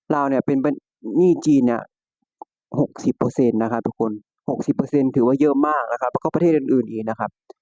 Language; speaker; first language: Thai; native; Thai